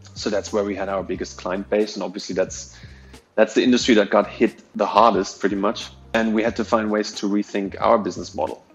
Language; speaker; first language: English; non-native, fluent; German